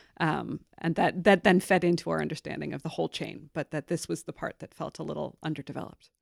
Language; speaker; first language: English; native; English